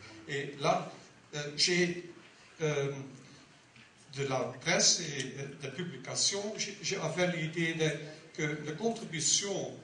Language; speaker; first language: French; non-native, learner; Dutch